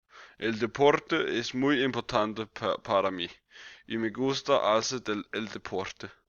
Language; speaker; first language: Spanish; non-native, learner; Danish